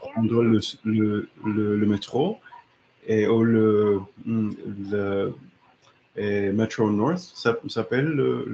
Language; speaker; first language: French; non-native, learner; English